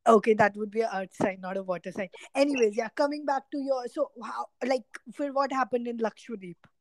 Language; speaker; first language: English; non-native, local second language; Hindi